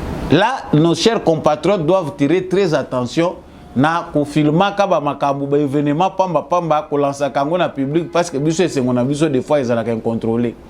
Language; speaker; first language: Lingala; native; Lingala